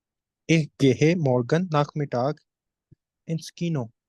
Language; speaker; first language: German; non-native, learner; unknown